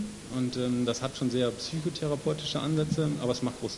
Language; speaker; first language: German; native; German